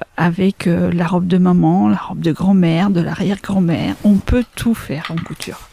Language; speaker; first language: French; native; French